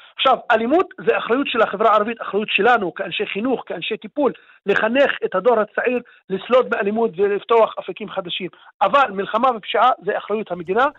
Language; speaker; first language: Hebrew; non-native, local second language; Arabic